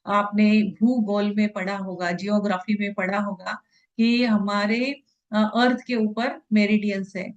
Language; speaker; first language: Hindi; non-native, local second language; Marathi